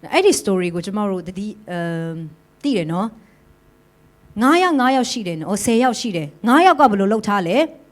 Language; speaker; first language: Burmese; non-native, local second language; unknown